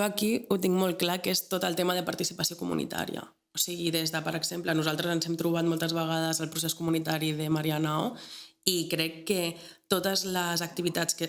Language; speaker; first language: Catalan; native; Catalan